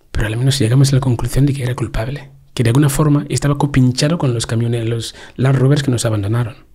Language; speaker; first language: Spanish; non-native, fluent; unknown